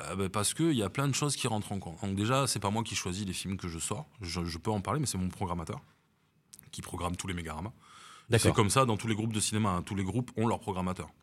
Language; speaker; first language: French; native; French